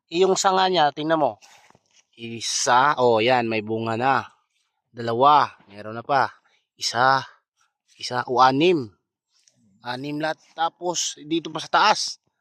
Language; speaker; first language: Filipino; non-native, local second language; Cebuano